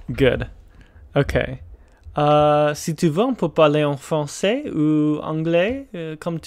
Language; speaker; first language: French; non-native, fluent; English